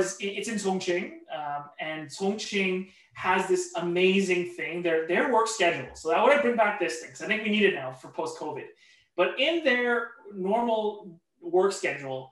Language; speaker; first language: English; native; English